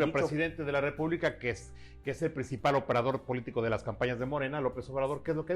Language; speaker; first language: Spanish; native; Spanish